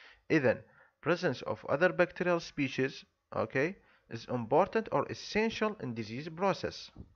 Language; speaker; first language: English; non-native, fluent; Arabic